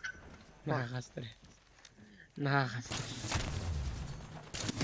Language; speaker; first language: Japanese; non-native, learner; Filipino